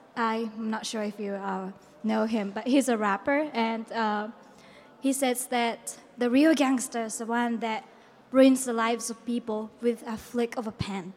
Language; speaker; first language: English; non-native, fluent; Japanese